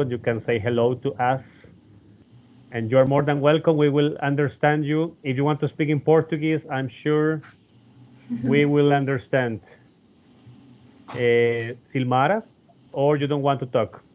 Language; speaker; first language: English; non-native, fluent; Spanish